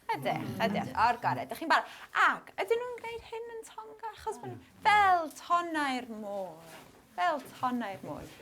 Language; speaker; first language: Welsh; native; Welsh